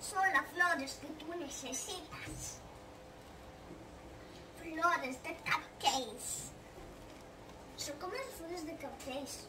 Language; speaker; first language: Spanish; early bilingual, other home language; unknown